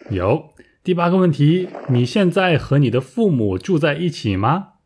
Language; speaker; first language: Chinese; native; Chinese